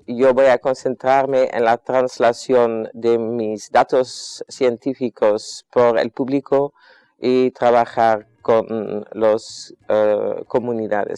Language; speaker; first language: Spanish; non-native, fluent; Dutch